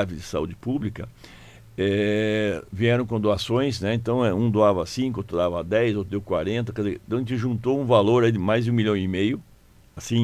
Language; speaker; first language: Portuguese; native; Portuguese